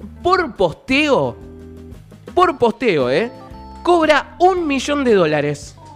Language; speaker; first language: Spanish; native; Spanish